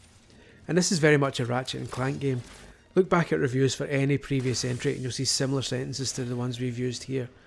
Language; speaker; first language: English; native; English